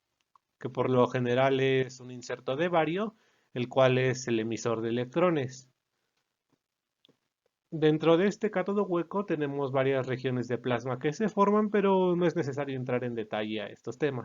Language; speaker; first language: Spanish; native; Spanish